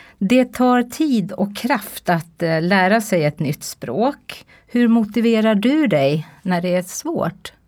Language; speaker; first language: Swedish; native; Swedish